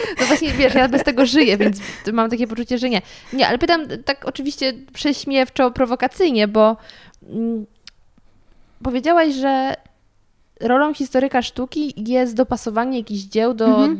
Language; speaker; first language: Polish; native; Polish